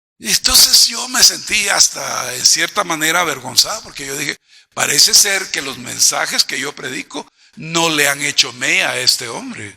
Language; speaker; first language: Spanish; native; Spanish